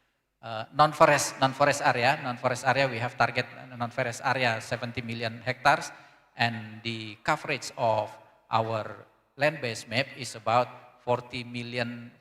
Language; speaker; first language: English; non-native, learner; Indonesian